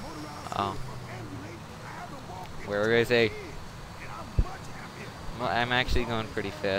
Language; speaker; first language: English; native; English